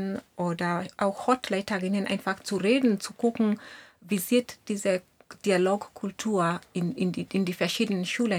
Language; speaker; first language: German; non-native, fluent; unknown